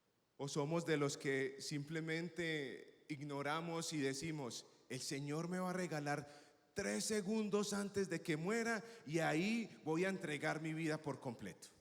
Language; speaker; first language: Spanish; native; Spanish